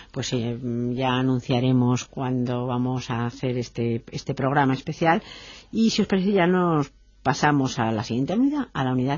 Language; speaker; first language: Spanish; native; Spanish